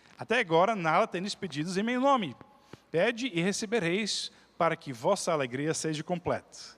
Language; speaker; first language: Portuguese; non-native, fluent; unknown